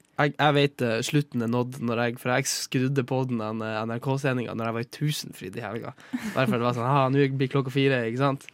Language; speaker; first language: Norwegian; native; Norwegian